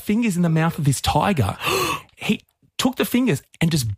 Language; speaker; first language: English; native; English